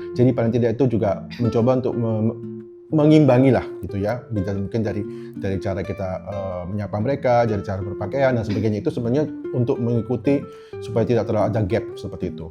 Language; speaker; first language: Indonesian; native; Indonesian